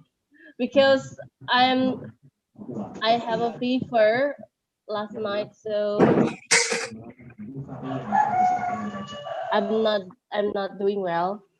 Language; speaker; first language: English; non-native, learner; Indonesian